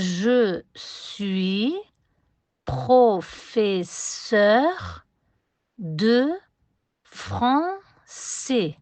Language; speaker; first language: French; non-native, fluent; Spanish